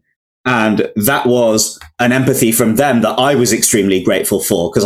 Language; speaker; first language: English; native; English